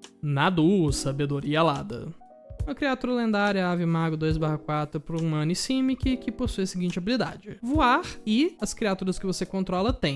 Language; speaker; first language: Portuguese; native; Portuguese